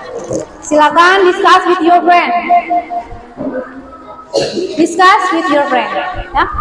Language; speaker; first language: English; non-native, fluent; Indonesian